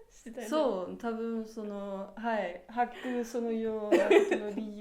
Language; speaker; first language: Japanese; non-native, learner; German